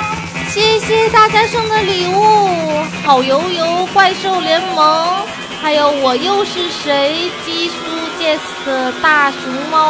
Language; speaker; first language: Chinese; native; Chinese